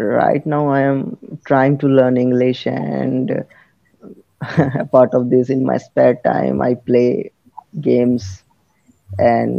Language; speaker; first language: English; non-native, local second language; Hindi